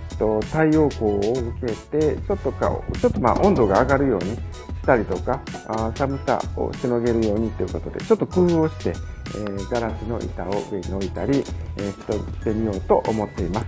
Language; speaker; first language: Japanese; native; Japanese